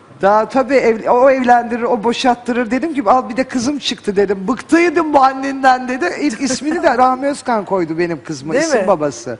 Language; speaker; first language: Turkish; native; Turkish